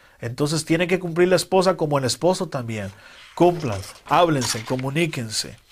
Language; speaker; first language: Spanish; native; Spanish